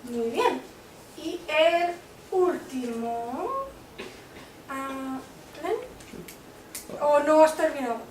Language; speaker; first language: Spanish; non-native, fluent; English